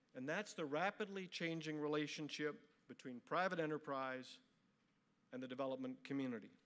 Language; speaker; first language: English; native; English